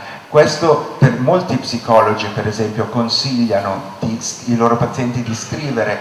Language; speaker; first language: Italian; native; Italian